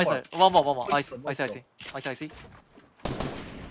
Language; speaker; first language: English; non-native, learner; Japanese